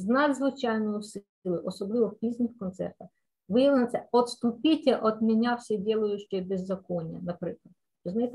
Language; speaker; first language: Ukrainian; native; Ukrainian